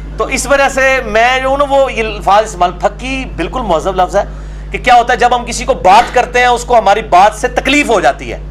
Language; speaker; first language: Urdu; non-native, local second language; Punjabi